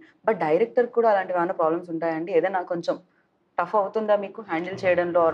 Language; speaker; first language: Telugu; native; Telugu